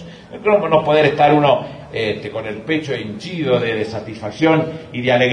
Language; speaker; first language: Spanish; native; Spanish